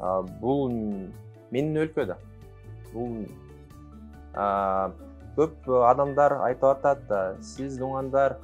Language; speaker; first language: Kyrgyz; non-native, local second language; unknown